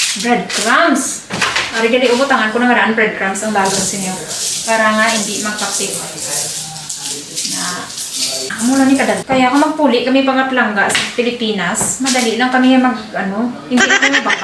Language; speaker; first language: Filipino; non-native, local second language; Hiligaynon